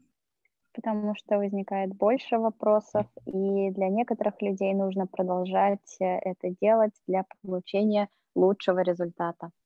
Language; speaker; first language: Russian; native; Russian